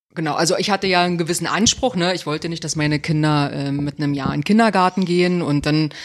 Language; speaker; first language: German; native; German